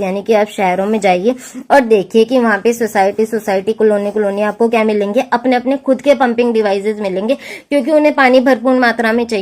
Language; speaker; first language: Hindi; native; Hindi